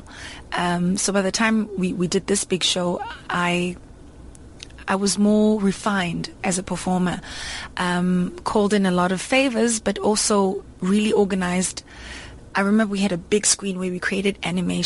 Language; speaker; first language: English; non-native, local second language; Zulu